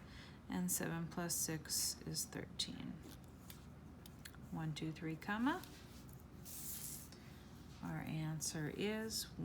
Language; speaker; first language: English; native; English